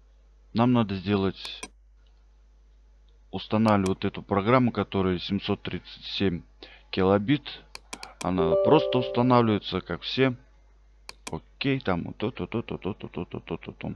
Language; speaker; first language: Russian; native; Russian